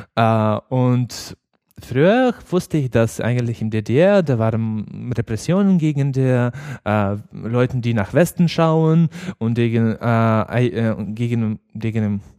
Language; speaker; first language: German; non-native, learner; Ukrainian